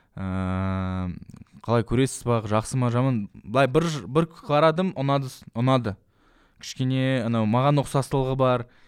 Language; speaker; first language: Kazakh; non-native, local second language; Russian